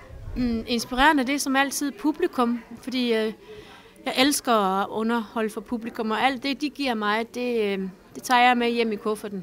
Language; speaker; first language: Danish; native; Danish